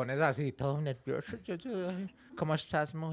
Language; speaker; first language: Spanish; early bilingual, heritage; Spanish